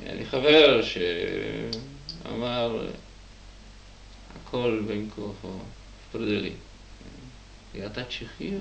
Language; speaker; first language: Hebrew; non-native, fluent; Czech